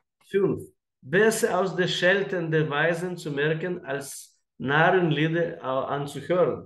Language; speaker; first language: German; non-native, learner; Russian